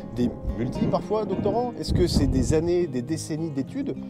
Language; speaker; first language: French; native; French